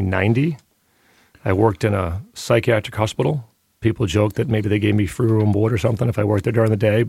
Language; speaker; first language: English; native; English